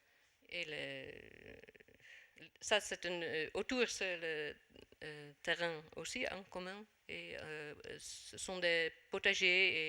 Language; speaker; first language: French; non-native, fluent; Dutch